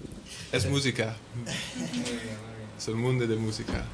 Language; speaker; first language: Spanish; non-native, learner; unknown